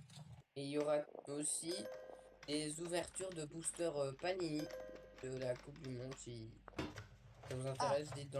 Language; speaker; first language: French; native; French